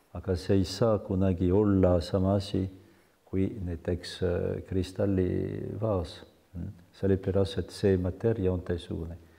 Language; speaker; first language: Estonian; non-native, fluent; French